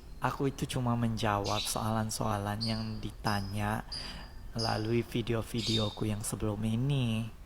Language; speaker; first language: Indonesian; native; Indonesian